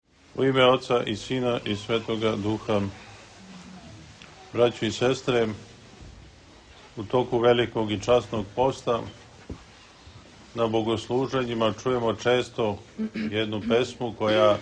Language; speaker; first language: Serbian; native; Serbian